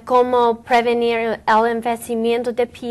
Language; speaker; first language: Spanish; non-native, learner; English